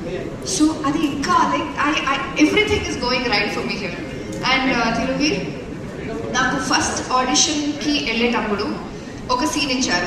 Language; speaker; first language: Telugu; non-native, fluent; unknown